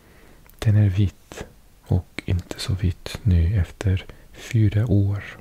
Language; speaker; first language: Swedish; non-native, learner; English